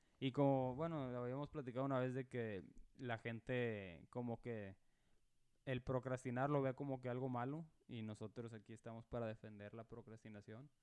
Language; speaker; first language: Spanish; native; Spanish